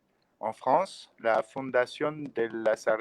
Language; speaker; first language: Spanish; non-native, learner; French